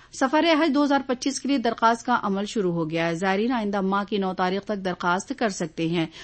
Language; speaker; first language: Urdu; native; Urdu